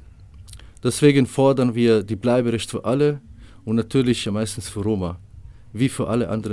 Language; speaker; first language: German; non-native, local second language; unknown